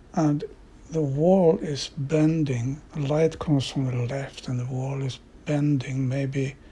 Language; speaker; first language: English; non-native, fluent; Swedish